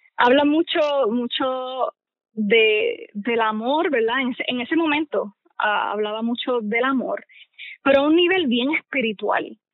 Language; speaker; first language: Spanish; native; Spanish